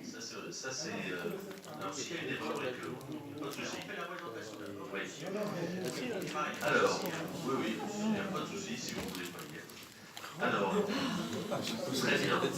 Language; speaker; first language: French; native; French